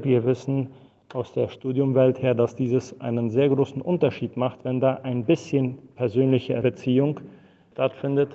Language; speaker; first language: German; non-native, fluent; Spanish